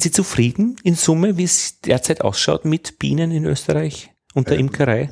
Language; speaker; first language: German; native; German